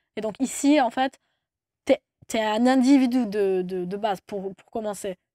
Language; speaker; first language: French; non-native, fluent; Turkish